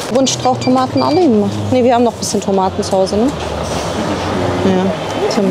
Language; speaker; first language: German; native; German